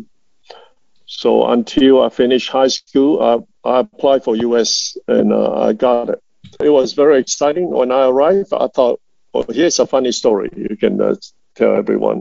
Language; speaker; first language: English; non-native, local second language; Cantonese